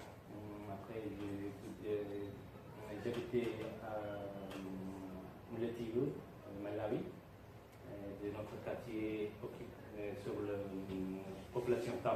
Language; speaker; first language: French; non-native, learner; Tamil